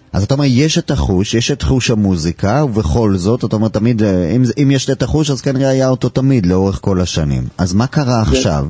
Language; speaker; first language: Hebrew; native; Hebrew